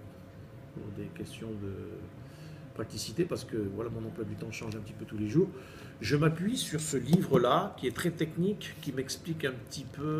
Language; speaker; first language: French; native; French